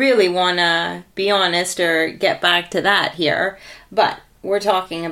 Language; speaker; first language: English; native; English